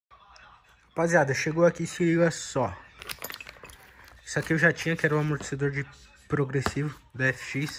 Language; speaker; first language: Portuguese; native; Portuguese